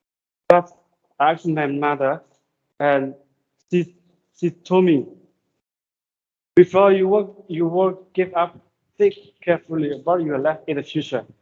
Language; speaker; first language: English; non-native, learner; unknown